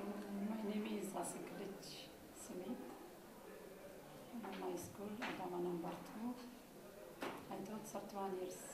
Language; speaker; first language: English; non-native, learner; Amharic